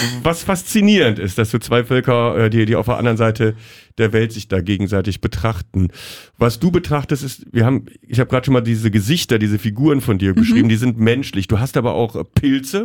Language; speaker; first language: German; native; German